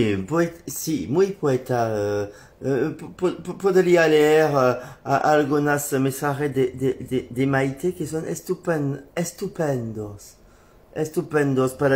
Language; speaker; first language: Spanish; non-native, learner; French